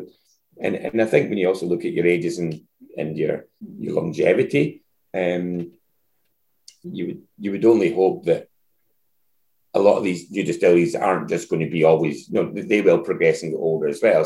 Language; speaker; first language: English; native; English